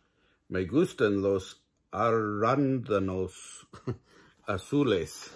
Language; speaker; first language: Spanish; non-native, learner; English